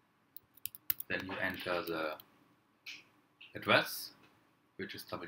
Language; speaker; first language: English; non-native, fluent; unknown